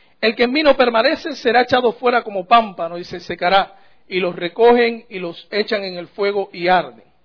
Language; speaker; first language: Spanish; native; Spanish